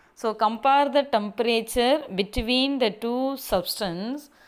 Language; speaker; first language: English; non-native, local second language; Tamil